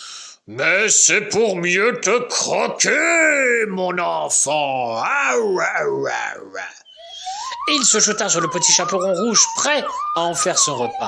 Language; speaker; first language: French; native; French